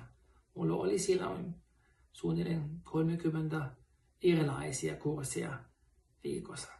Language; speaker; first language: Finnish; non-native, fluent; German